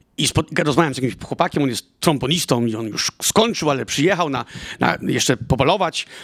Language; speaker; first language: Polish; early bilingual, heritage; Polish